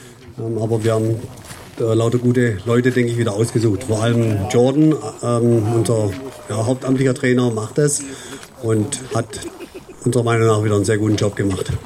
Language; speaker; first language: German; native; German